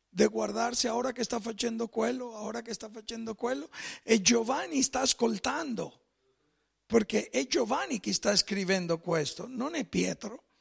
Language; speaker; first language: Italian; non-native, fluent; Spanish